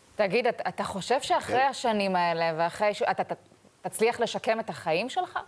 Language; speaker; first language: Hebrew; native; Hebrew